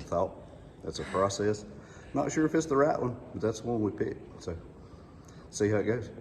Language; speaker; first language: English; native; English